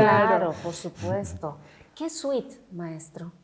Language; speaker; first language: Spanish; native; Spanish